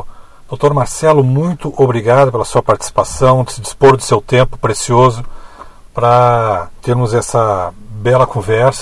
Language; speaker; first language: Portuguese; native; Portuguese